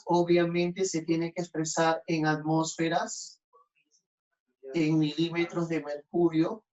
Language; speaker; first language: Spanish; native; Spanish